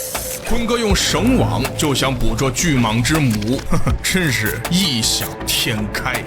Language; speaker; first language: Chinese; native; Chinese